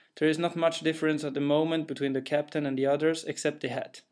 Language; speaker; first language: English; non-native, fluent; Swedish